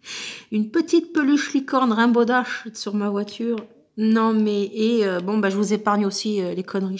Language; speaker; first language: French; native; French